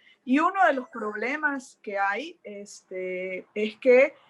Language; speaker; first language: Spanish; native; Spanish